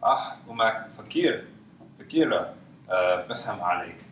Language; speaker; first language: Arabic; non-native, learner; English